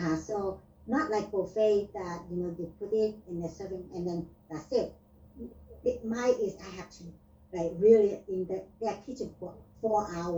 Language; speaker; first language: English; non-native, learner; Vietnamese